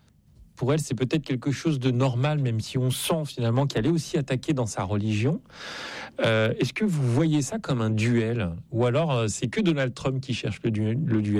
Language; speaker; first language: French; native; French